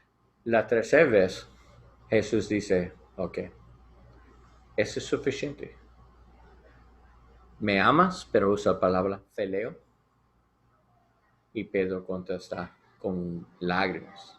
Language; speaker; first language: Spanish; non-native, learner; English